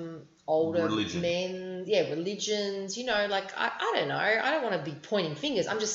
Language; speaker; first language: English; native; English